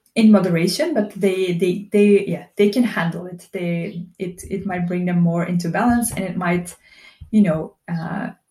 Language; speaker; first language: English; non-native, fluent; Dutch